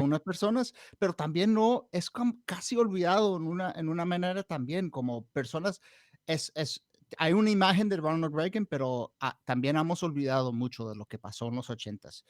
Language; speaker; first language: Spanish; non-native, fluent; English